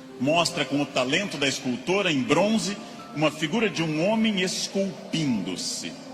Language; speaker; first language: Portuguese; native; Portuguese